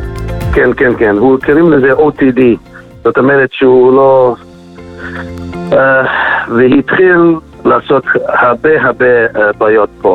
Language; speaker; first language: Hebrew; non-native, fluent; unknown